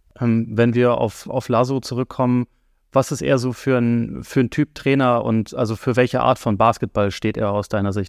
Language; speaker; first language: German; native; German